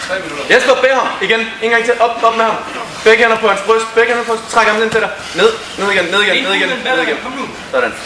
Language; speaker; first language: Danish; native; Danish